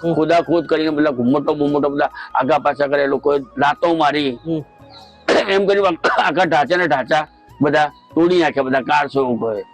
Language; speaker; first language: Gujarati; native; Gujarati